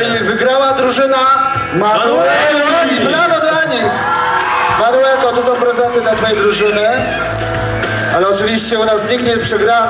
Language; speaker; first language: Polish; native; Polish